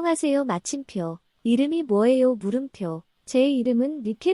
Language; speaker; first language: Korean; non-native, learner; Basque